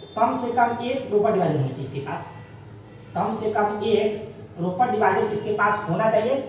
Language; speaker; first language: Hindi; native; Hindi